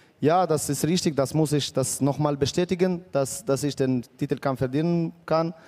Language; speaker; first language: German; non-native, fluent; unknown